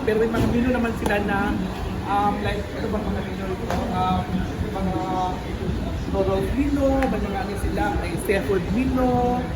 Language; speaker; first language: Filipino; native; Filipino